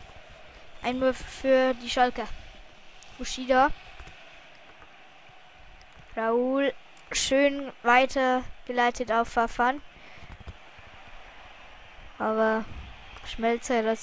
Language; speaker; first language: German; native; German